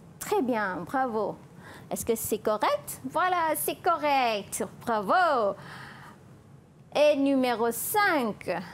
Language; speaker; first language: French; non-native, fluent; Malay